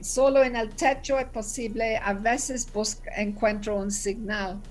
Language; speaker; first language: Spanish; non-native, learner; English